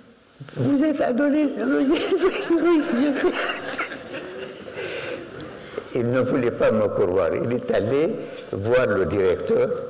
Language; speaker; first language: French; non-native, fluent; Arabic